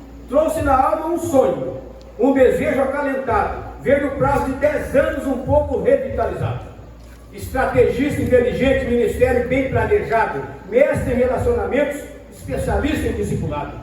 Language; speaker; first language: Portuguese; native; Portuguese